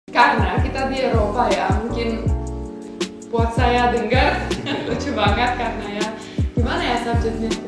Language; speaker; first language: Indonesian; non-native, fluent; Romanian